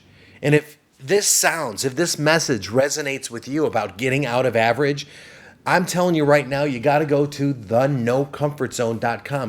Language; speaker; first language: English; native; English